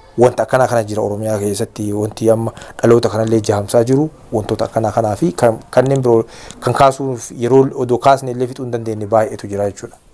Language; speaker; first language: Oromo; native; Oromo